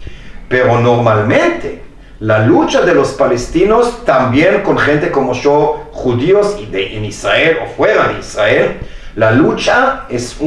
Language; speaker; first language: Spanish; non-native, fluent; Hebrew